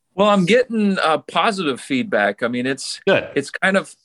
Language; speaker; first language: English; native; English